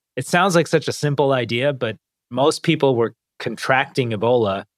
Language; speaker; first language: English; native; English